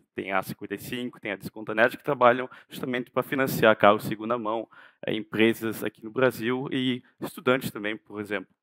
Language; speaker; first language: Portuguese; non-native, fluent; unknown